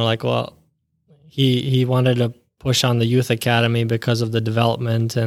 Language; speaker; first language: English; early bilingual, other home language; Bosnian